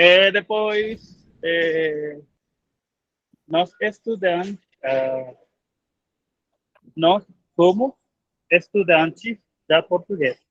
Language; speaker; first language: Portuguese; non-native, learner; Spanish